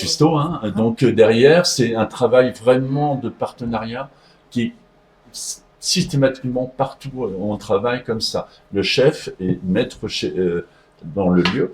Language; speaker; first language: French; native; French